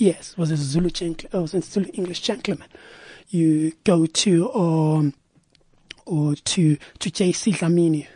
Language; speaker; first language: English; non-native, local second language; Zulu